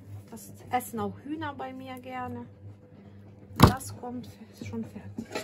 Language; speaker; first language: German; non-native, learner; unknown